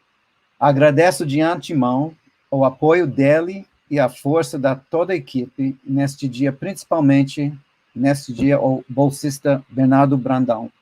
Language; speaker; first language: Portuguese; non-native, fluent; English